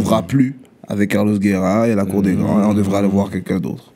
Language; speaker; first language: French; native; French